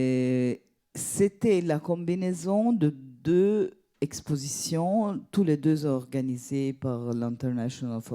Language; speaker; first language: French; non-native, fluent; Italian